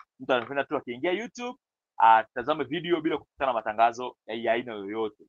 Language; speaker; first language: Swahili; native; Swahili